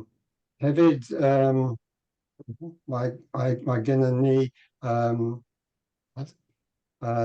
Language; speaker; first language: Welsh; non-native, learner; English